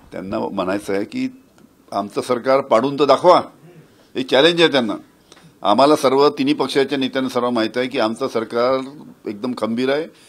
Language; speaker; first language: Marathi; native; Marathi